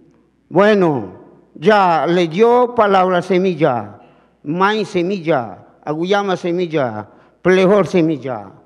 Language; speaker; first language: Spanish; non-native, learner; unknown